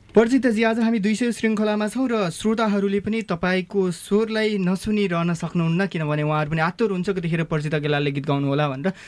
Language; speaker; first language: Nepali; native; Nepali